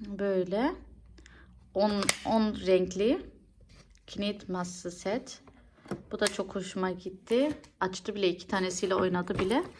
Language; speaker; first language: Turkish; early bilingual, heritage; Turkish